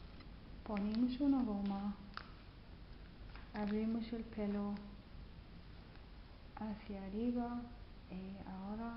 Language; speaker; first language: Spanish; non-native, learner; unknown